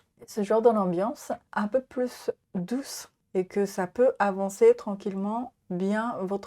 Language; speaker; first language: French; non-native, fluent; Japanese